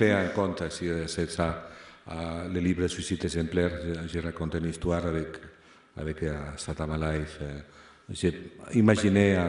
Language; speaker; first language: French; non-native, fluent; Spanish